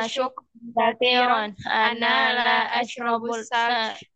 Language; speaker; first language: Arabic; non-native, learner; Indonesian